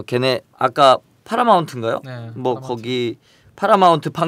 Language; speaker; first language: Korean; native; Korean